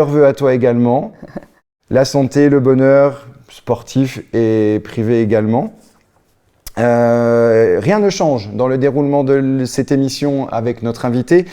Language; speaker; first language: French; native; French